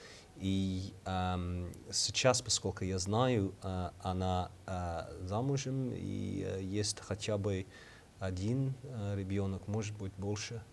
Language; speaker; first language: Russian; non-native, learner; English